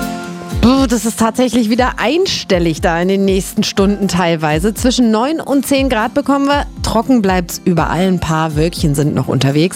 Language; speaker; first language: German; native; German